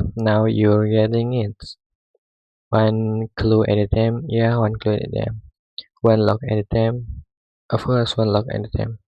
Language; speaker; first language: English; non-native, learner; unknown